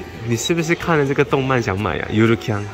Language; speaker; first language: Chinese; native; Chinese